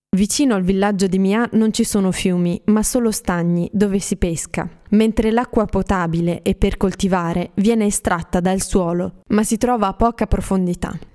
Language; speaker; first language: Italian; native; Italian